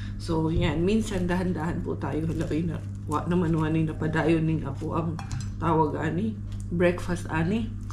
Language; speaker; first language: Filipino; non-native, local second language; Cebuano